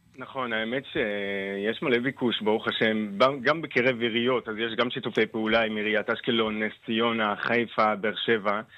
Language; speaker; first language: Hebrew; non-native, fluent; Arabic